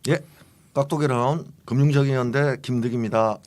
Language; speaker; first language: Korean; native; Korean